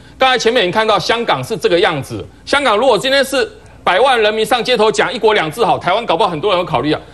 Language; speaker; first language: Chinese; native; Chinese